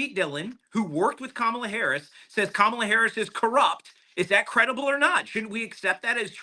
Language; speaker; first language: English; native; English